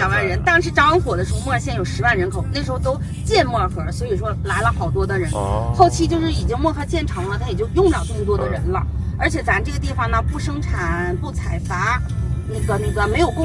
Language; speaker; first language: Chinese; native; Chinese